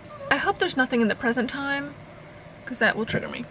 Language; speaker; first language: English; native; English